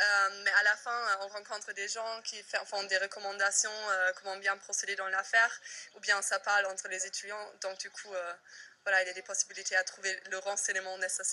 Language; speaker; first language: French; non-native, fluent; German